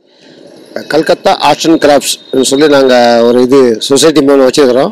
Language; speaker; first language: Tamil; non-native, fluent; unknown